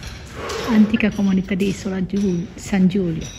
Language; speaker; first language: Italian; non-native, learner; Indonesian